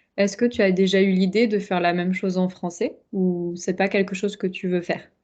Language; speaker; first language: French; native; French